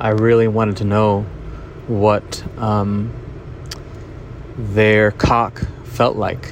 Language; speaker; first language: English; non-native, local second language; Hindi